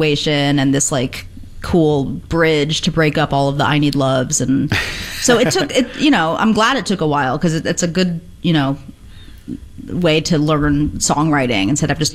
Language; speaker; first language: English; native; English